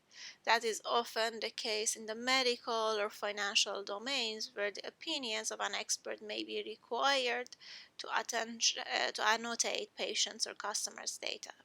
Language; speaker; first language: English; non-native, fluent; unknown